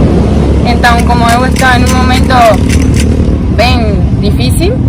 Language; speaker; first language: Portuguese; non-native, learner; Spanish